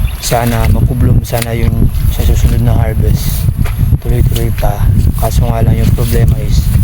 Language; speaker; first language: Filipino; non-native, local second language; Aklanon